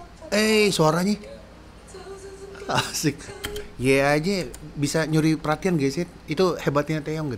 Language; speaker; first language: Indonesian; native; Indonesian